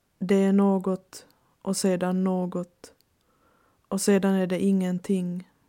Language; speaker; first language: Swedish; native; Swedish